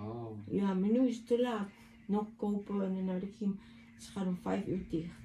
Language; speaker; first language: Dutch; non-native, fluent; Filipino